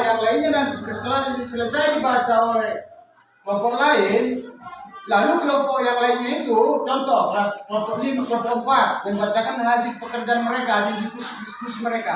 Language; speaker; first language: Indonesian; native; Indonesian